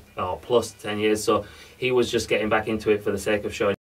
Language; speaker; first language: English; native; English